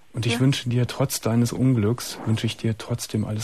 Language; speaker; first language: German; native; German